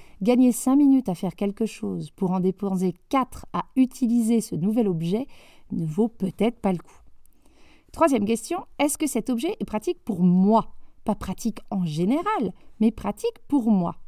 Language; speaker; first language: French; native; French